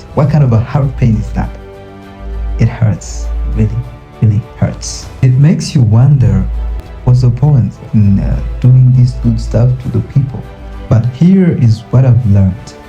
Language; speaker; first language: English; non-native, local second language; Kinyarwanda